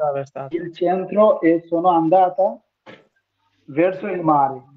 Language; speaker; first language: Italian; non-native, learner; Bangla